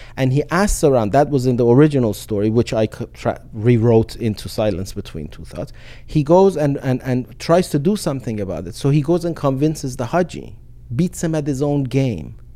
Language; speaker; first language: English; non-native, fluent; Persian